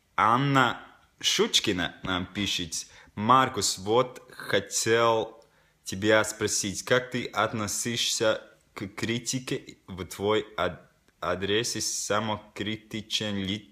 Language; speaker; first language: Russian; non-native, local second language; Latvian